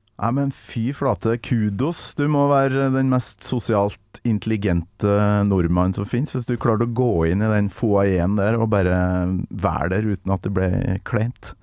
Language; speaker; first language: Norwegian; native; Norwegian